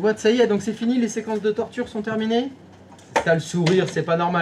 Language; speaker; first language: French; native; French